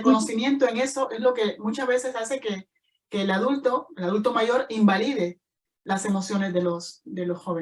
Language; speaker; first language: Spanish; native; Spanish